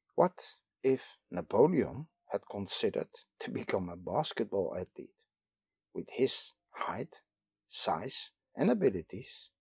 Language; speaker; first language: English; non-native, fluent; Dutch